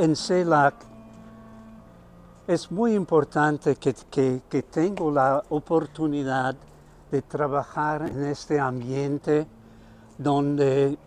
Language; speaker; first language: Spanish; non-native, fluent; German